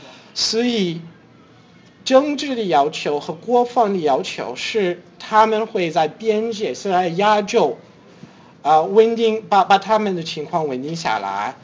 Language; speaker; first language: Chinese; non-native, fluent; English